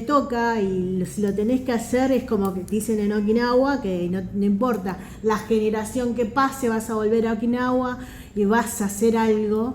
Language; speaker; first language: Spanish; native; Spanish